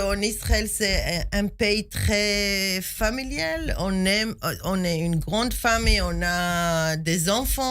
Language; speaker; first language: French; non-native, fluent; Hebrew